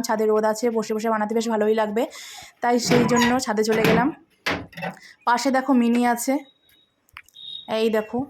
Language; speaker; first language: Bangla; native; Bangla